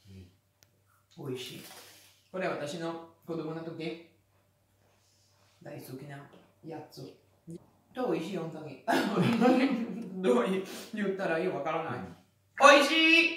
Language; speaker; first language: Japanese; non-native, learner; Italian